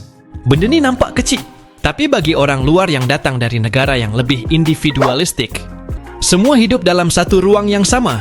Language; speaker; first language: Malay; native; Malay